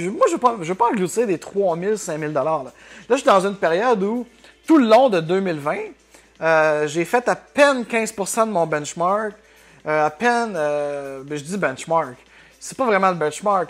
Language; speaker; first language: French; native; French